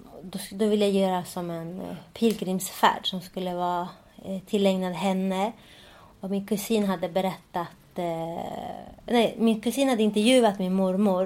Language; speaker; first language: Swedish; early bilingual, other home language; Spanish